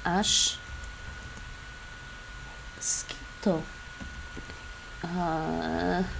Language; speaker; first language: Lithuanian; non-native, learner; English